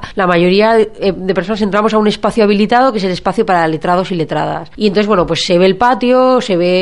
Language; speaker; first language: Spanish; native; Spanish